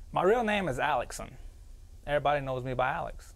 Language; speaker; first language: English; native; English